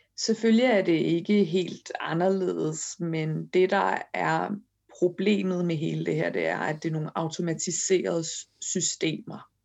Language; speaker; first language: Danish; early bilingual, other home language; Kurdish